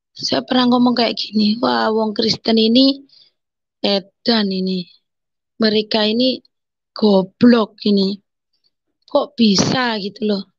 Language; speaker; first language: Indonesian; non-native, local second language; Madurese